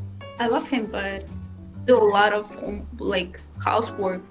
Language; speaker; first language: English; non-native, fluent; Russian